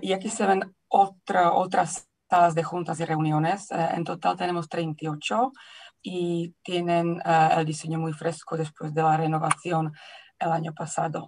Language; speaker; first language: Spanish; non-native, fluent; Czech